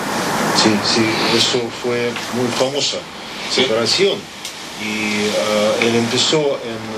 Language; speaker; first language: Spanish; non-native, learner; Russian